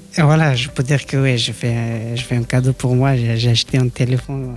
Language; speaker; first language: French; non-native, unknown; Persian